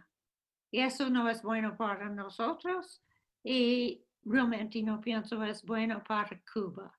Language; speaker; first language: Spanish; non-native, fluent; English